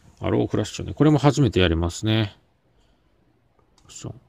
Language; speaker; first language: Japanese; native; Japanese